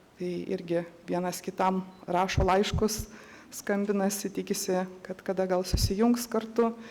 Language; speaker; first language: Lithuanian; native; Lithuanian